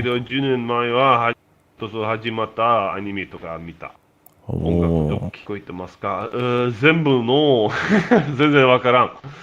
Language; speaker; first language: Japanese; non-native, learner; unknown